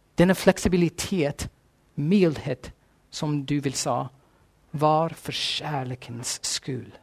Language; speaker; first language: Swedish; non-native, fluent; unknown